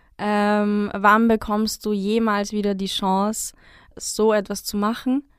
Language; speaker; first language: German; native; German